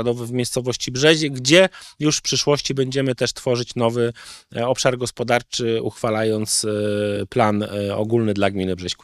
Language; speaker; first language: Polish; native; Polish